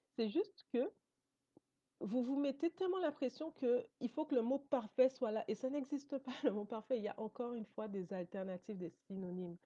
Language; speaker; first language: French; native; French